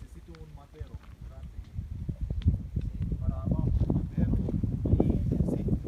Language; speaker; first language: Spanish; non-native, learner; Romanian